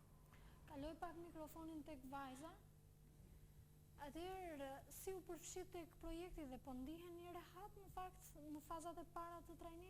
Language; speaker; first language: Albanian; native; Albanian